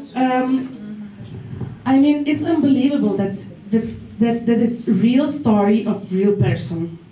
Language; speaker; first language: English; non-native, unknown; Lithuanian